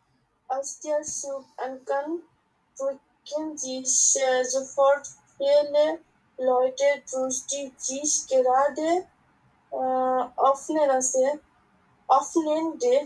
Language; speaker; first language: German; non-native, learner; Bangla